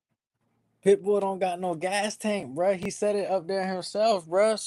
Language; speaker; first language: English; native; English